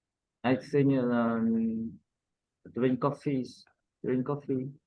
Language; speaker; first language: English; non-native, learner; Vietnamese